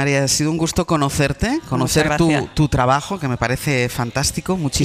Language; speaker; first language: Spanish; native; Spanish